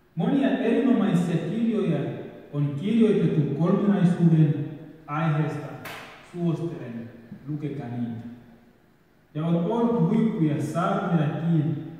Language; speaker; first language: Finnish; non-native, fluent; Swahili